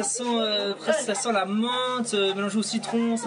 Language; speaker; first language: French; native; French